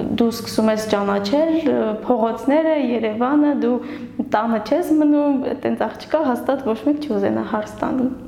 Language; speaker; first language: Armenian; non-native, local second language; Kurdish